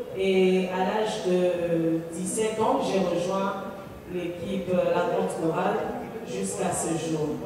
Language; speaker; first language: French; non-native, local second language; Lingala